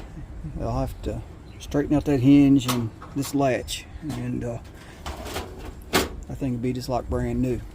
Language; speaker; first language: English; native; English